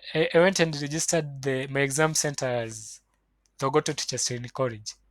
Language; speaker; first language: English; non-native, local second language; Swahili